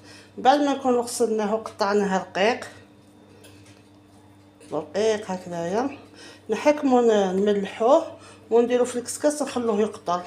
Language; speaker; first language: Arabic; native; Arabic